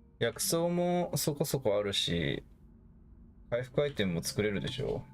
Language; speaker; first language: Japanese; native; Japanese